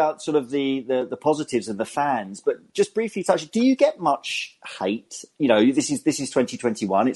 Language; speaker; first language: English; native; English